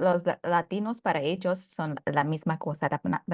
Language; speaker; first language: Spanish; non-native, fluent; Thai